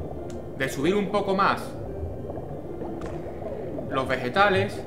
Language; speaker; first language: Spanish; native; Spanish